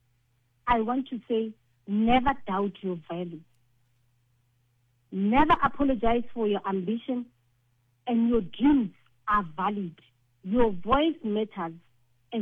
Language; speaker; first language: English; non-native, local second language; Northern Sotho